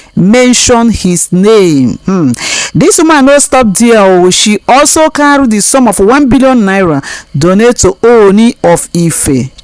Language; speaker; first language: Nigerian Pidgin; native; Nigerian Pidgin